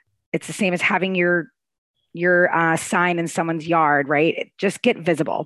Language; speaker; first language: English; native; English